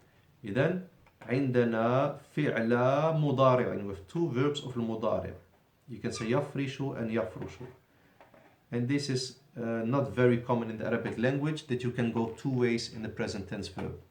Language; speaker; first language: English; non-native, fluent; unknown